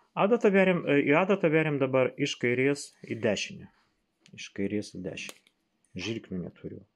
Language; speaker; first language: Lithuanian; non-native, local second language; Russian